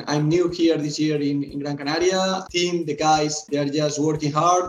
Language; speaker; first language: English; non-native, fluent; Spanish